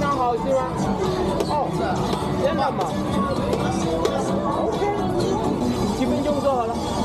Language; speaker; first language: Chinese; non-native, learner; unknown